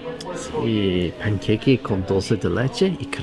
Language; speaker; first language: Spanish; non-native, learner; English